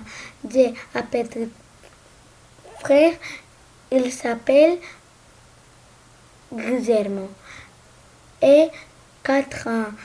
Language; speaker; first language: French; non-native, learner; Spanish